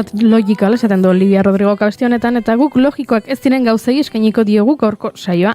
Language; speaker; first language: Basque; native; Basque